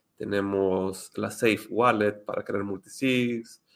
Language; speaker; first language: Spanish; native; Spanish